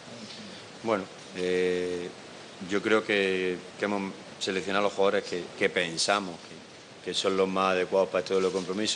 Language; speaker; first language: Spanish; native; Spanish